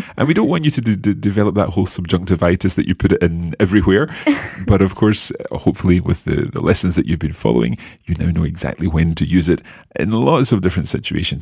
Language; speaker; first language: English; native; English